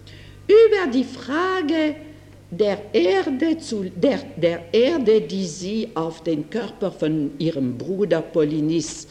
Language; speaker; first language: German; non-native, fluent; French